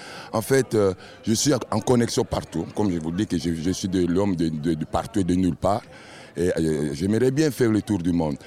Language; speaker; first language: French; non-native, local second language; Lingala